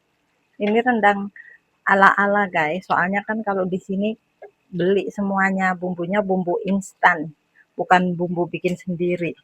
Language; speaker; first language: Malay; non-native, local second language; Indonesian